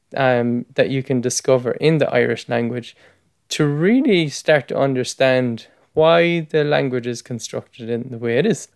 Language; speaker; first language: English; native; English